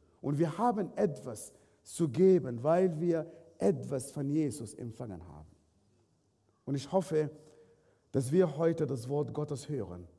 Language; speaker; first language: German; non-native, fluent; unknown